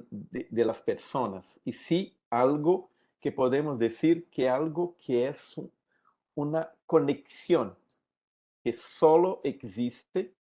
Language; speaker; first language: Spanish; non-native, learner; Portuguese